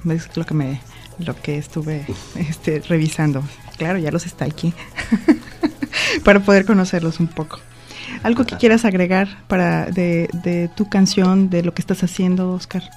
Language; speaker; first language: Spanish; native; Spanish